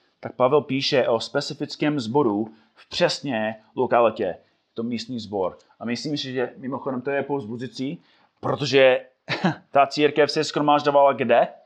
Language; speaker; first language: Czech; non-native, fluent; English